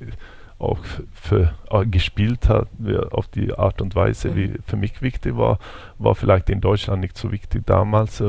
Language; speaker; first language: German; non-native, fluent; Swedish